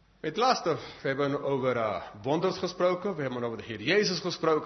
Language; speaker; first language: Dutch; non-native, fluent; English